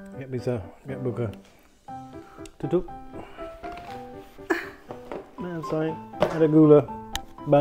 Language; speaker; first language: Indonesian; non-native, learner; English